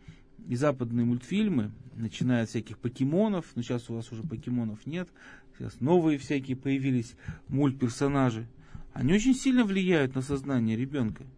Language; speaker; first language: Russian; native; Russian